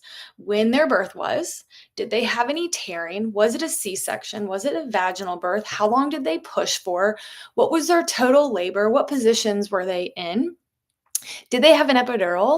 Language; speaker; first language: English; native; English